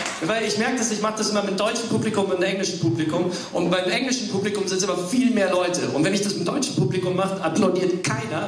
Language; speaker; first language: German; early bilingual, other home language; English